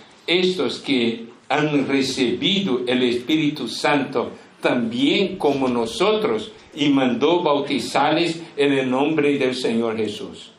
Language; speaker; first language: Spanish; non-native, fluent; Portuguese